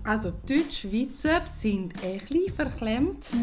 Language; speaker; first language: German; non-native, fluent; Italian